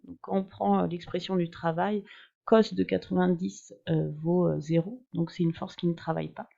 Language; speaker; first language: French; native; French